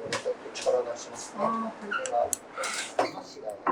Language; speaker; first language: Japanese; native; Japanese